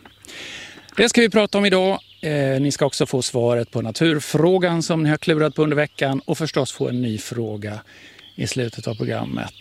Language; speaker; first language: Swedish; native; Swedish